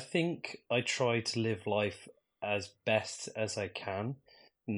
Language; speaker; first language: English; native; English